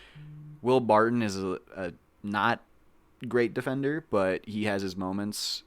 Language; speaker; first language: English; native; English